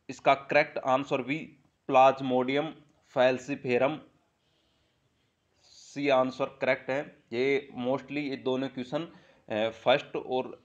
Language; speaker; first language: Hindi; native; Hindi